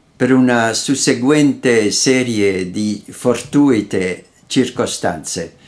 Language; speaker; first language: Italian; non-native, fluent; Dutch